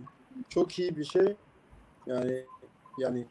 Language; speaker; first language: Turkish; non-native, learner; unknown